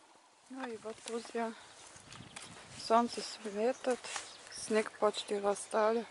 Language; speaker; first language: Russian; non-native, learner; German